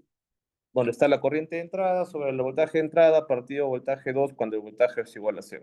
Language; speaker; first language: Spanish; native; Spanish